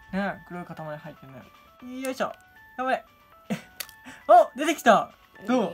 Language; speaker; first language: Japanese; native; Japanese